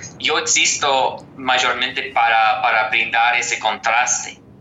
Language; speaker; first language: Spanish; non-native, fluent; English